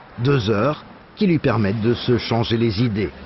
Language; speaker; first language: French; native; French